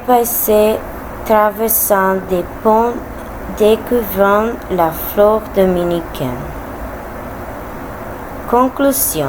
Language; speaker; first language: French; non-native, learner; Spanish